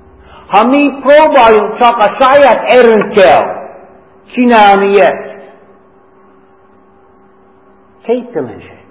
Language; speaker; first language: Hungarian; non-native, fluent; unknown